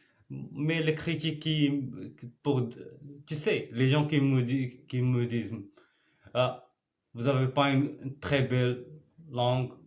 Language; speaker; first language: French; non-native, learner; Arabic